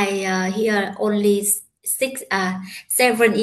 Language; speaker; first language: English; non-native, learner; Vietnamese